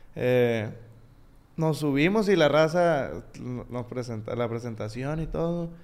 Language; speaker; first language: Spanish; native; Spanish